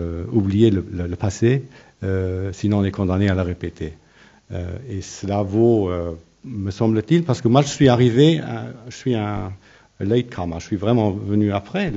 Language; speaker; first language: French; non-native, local second language; Luxembourgish